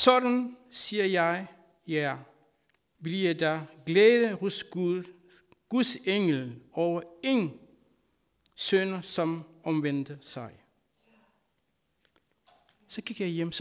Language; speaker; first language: Danish; non-native, fluent; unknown